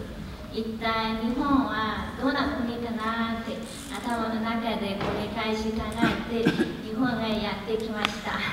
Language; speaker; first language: Japanese; non-native, learner; Chinese